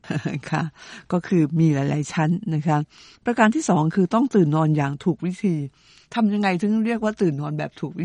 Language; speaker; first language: Thai; native; Thai